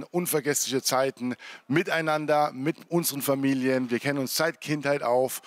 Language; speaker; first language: German; native; German